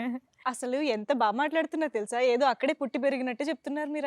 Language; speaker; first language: Telugu; native; Telugu